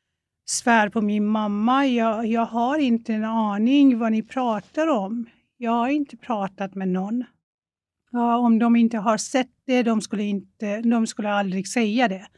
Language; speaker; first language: Swedish; non-native, fluent; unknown